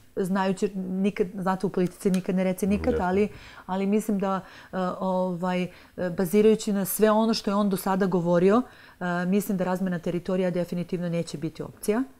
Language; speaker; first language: Serbian; native; Serbian